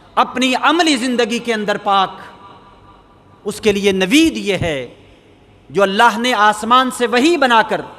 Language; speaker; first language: Urdu; native; Urdu